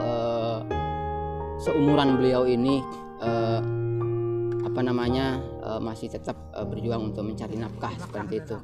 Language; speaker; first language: Indonesian; non-native, local second language; Sasak